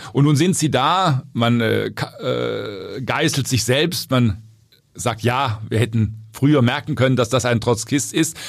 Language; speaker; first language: German; native; German